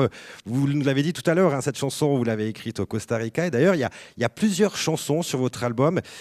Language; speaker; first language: French; native; French